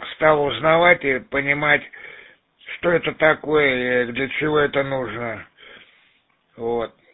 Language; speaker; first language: Russian; native; Russian